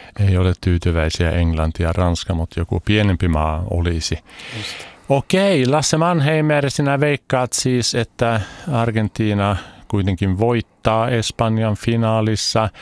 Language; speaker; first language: Finnish; early bilingual, heritage; Swedish